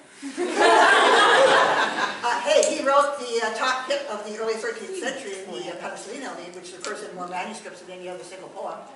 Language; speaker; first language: English; native; English